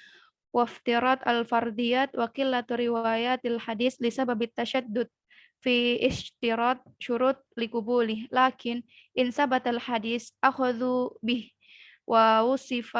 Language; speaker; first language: Arabic; non-native, learner; Indonesian